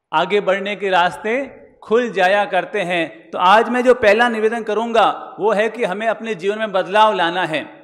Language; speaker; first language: Hindi; native; Hindi